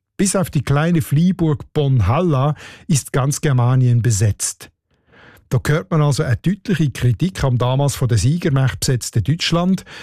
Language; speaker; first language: German; native; German